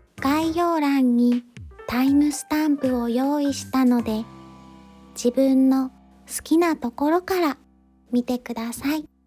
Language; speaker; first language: Japanese; native; Japanese